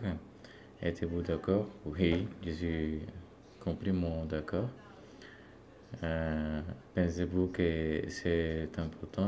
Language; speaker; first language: French; non-native, learner; Spanish